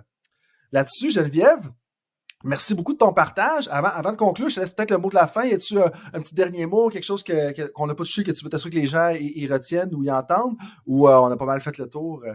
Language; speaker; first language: French; native; French